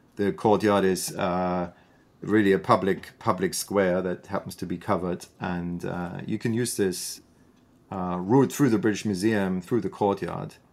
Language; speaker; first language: English; non-native, fluent; German